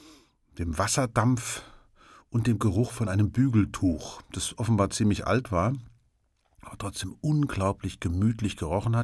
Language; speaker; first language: German; native; German